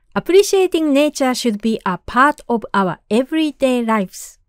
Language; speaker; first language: English; non-native, fluent; Japanese